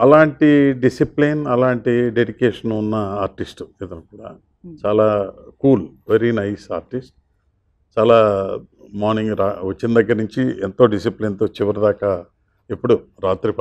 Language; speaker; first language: Telugu; native; Telugu